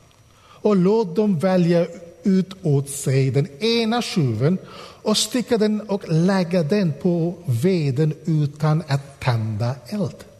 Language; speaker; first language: Swedish; non-native, fluent; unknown